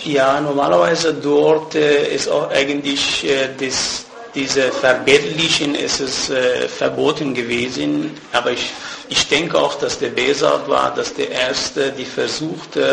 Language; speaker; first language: German; non-native, fluent; Persian